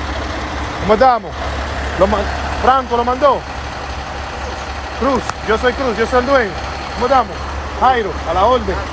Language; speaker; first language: Spanish; early bilingual, heritage; Spanish